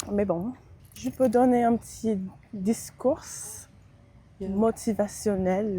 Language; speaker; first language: French; non-native, fluent; English